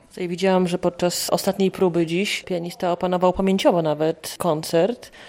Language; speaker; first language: Polish; native; Polish